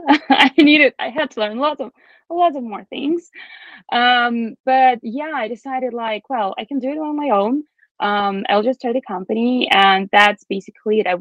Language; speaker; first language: English; non-native, fluent; Russian